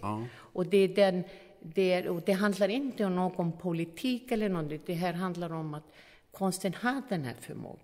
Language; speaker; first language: Swedish; non-native, fluent; Icelandic